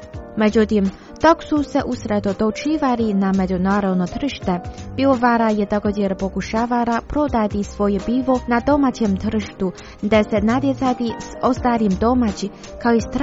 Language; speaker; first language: Croatian; non-native, fluent; Chinese